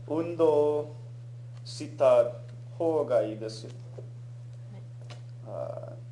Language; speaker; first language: Japanese; non-native, learner; English